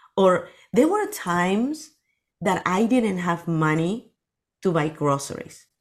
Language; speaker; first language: English; non-native, fluent; Spanish